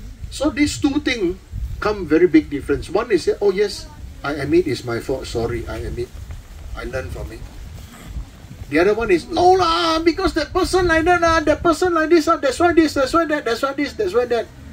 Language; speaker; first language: English; non-native, local second language; Chinese